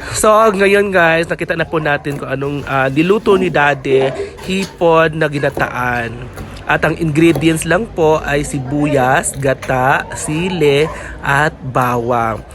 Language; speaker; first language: Filipino; non-native, local second language; Cebuano